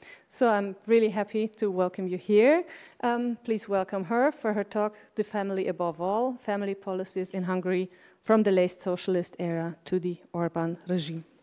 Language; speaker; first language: English; non-native, fluent; German